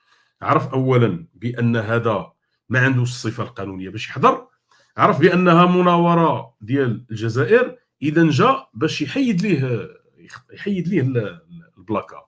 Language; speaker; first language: Arabic; native; Arabic